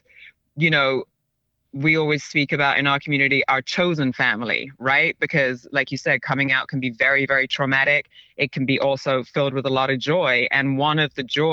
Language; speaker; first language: English; native; English